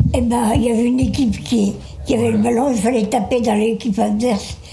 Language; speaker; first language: French; native; French